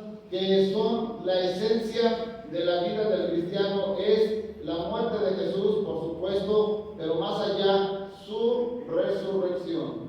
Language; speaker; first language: Spanish; native; Spanish